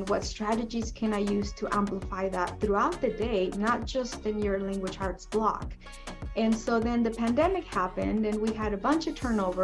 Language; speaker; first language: English; non-native, fluent; Spanish